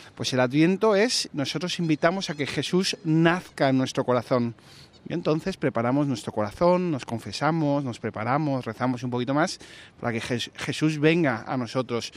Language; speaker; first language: Spanish; native; Spanish